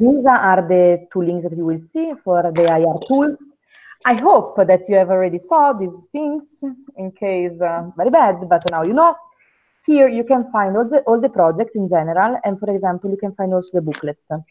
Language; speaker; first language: English; non-native, fluent; Italian